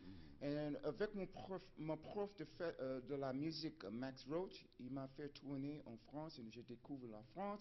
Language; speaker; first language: French; non-native, fluent; English